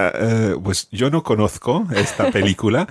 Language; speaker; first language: Spanish; non-native, fluent; English